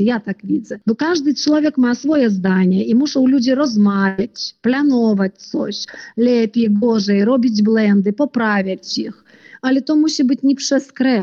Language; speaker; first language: Polish; early bilingual, heritage; Polish